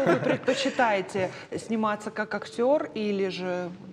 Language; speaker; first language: Russian; native; Russian